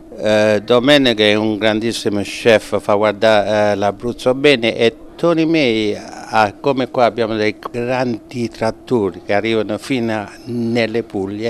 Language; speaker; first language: Italian; non-native, fluent; English